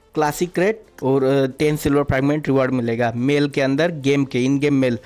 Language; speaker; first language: Hindi; non-native, local second language; Marathi